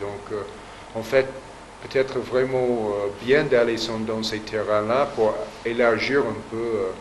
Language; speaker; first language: French; non-native, fluent; English